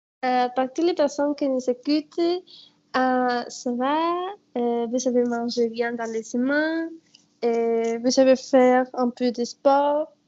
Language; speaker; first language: French; non-native, learner; Spanish